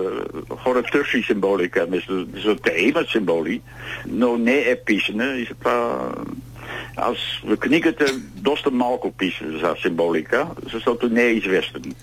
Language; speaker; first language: Bulgarian; non-native, learner; Dutch